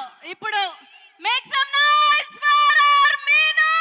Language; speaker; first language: Telugu; native; Telugu